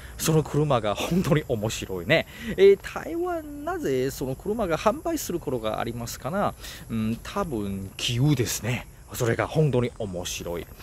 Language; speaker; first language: Japanese; non-native, learner; Chinese